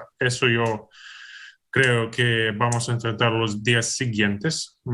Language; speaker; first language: Spanish; non-native, fluent; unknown